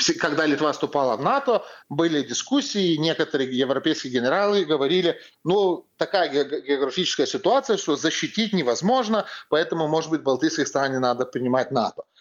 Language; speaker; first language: Russian; non-native, fluent; Lithuanian